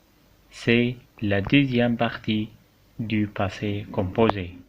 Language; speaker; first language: French; non-native, local second language; Arabic